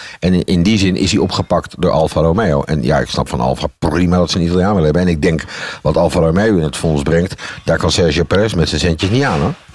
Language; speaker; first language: Dutch; native; Dutch